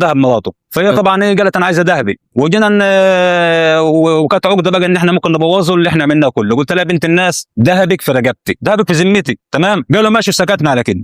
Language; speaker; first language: Arabic; native; Arabic